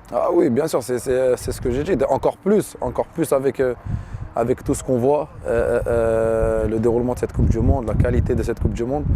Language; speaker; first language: French; early bilingual, other home language; Arabic